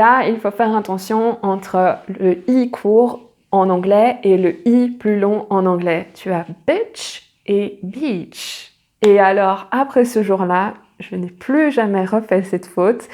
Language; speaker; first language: French; native; French